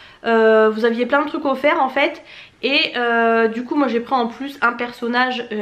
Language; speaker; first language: French; native; French